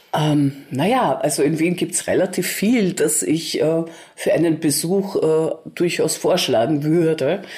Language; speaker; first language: German; early bilingual, other home language; Russian